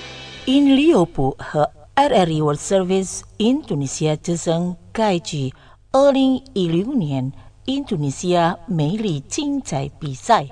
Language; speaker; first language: Chinese; non-native, learner; Indonesian